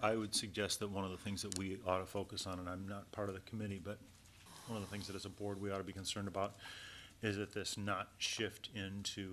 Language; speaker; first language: English; native; English